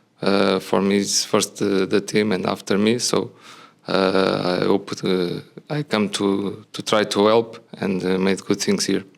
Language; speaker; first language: English; non-native, learner; Portuguese